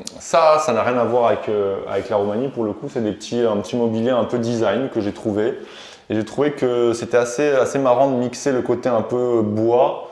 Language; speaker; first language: French; early bilingual, other home language; Romanian